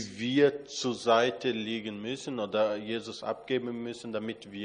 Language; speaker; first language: German; non-native, fluent; Portuguese